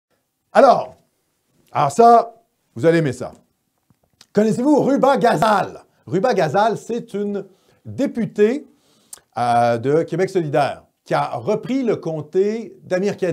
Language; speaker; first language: French; native; French